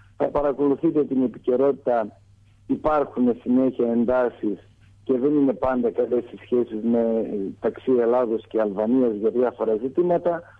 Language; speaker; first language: Greek; native; Greek